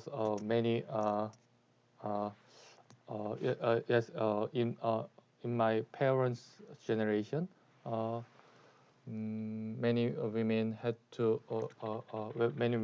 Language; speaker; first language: English; non-native, learner; Korean